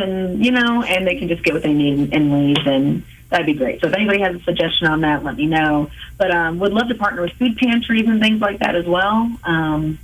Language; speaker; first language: English; native; English